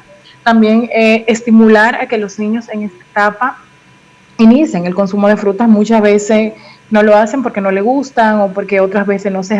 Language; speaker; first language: Spanish; native; Spanish